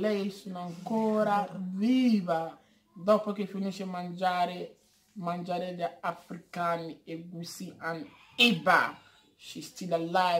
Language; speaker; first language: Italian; non-native, learner; English